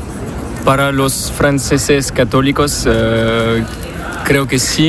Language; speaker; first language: Spanish; non-native, learner; French